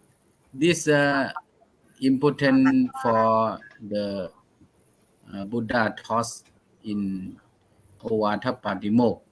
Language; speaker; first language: English; non-native, learner; Thai